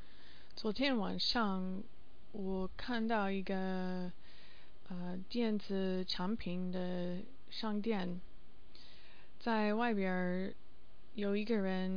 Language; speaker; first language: Chinese; non-native, learner; English